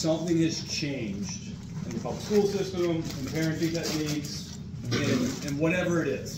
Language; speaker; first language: English; native; English